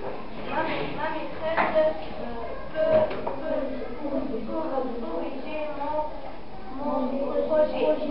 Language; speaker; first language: French; non-native, learner; Arabic